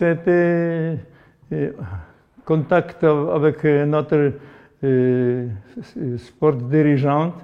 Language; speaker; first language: French; non-native, learner; Polish